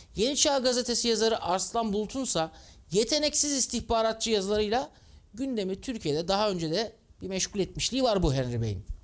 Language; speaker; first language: Turkish; native; Turkish